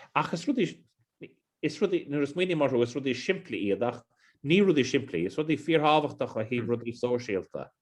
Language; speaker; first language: Irish; non-native, local second language; English